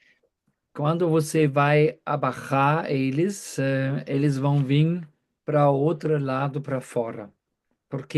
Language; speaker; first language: Portuguese; non-native, fluent; German